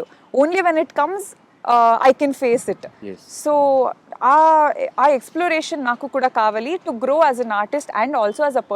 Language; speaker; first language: Telugu; non-native, learner; Kannada